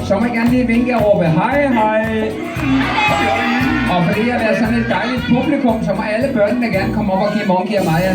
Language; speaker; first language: Danish; native; Danish